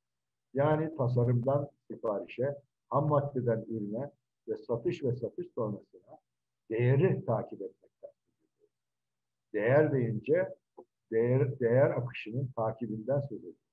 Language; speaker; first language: Turkish; native; Turkish